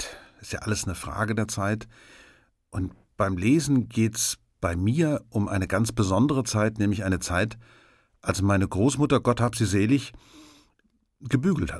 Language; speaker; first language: German; native; German